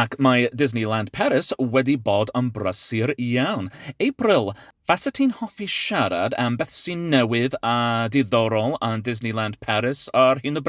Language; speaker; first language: Welsh; non-native, learner; English